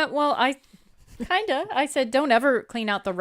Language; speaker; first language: English; native; English